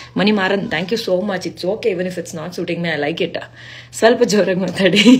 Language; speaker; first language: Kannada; non-native, local second language; Kodava